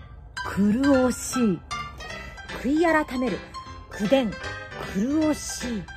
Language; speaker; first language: Japanese; native; Japanese